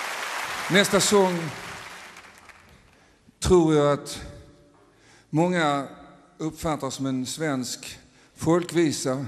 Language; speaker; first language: Swedish; native; Swedish